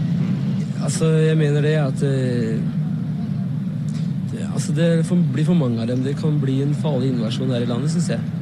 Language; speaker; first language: Norwegian; native; Norwegian